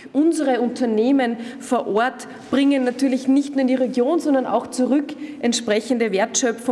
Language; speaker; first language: German; native; German